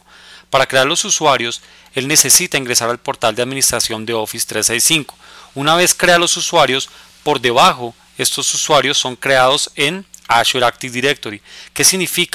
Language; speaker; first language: Spanish; native; Spanish